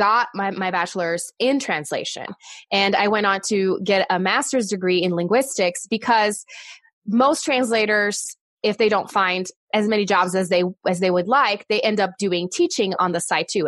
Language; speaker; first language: English; non-native, fluent; Portuguese